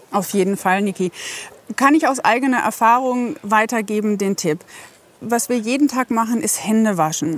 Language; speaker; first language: German; native; German